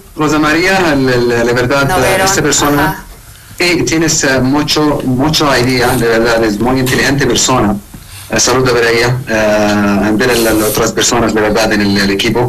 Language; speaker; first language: Spanish; non-native, learner; Arabic